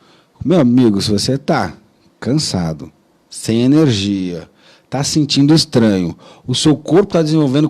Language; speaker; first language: Portuguese; native; Portuguese